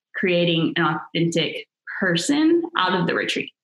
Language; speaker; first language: English; native; English